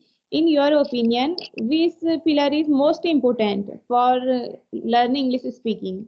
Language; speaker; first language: English; non-native, learner; Hindi